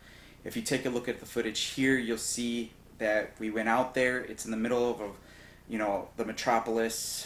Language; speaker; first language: English; native; English